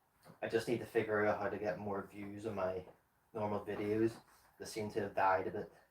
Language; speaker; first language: English; native; English